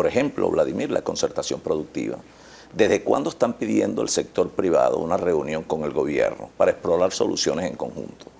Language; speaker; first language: Spanish; native; Spanish